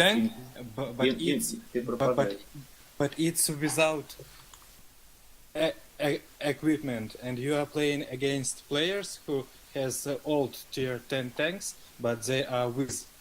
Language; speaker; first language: English; non-native, learner; Russian